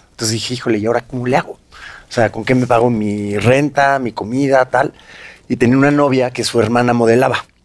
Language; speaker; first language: Spanish; native; Spanish